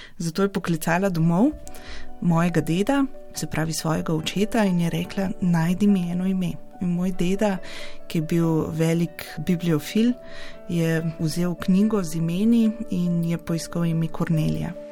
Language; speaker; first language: Slovenian; native; Slovenian